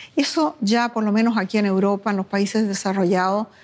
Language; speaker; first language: Spanish; native; Spanish